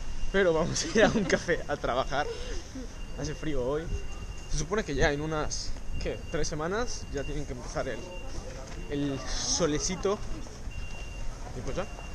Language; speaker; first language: Spanish; native; Spanish